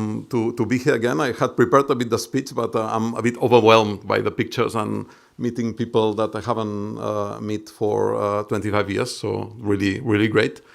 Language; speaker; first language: English; non-native, fluent; Catalan